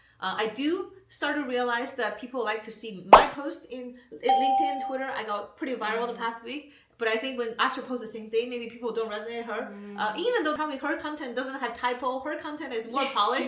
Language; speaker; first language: English; non-native, fluent; Chinese